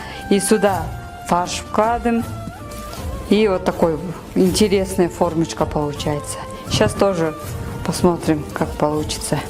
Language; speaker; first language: Russian; non-native, local second language; Kyrgyz